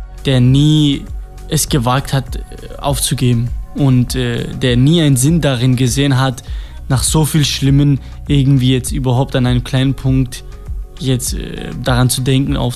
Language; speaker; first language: German; non-native, fluent; Kurdish